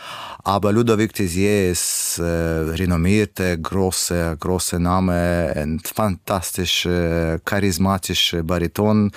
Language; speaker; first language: German; non-native, learner; Russian